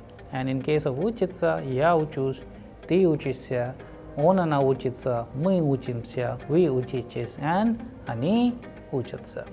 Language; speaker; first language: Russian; non-native, fluent; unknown